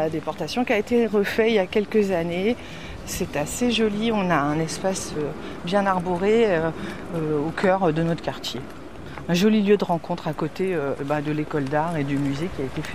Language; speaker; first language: French; native; French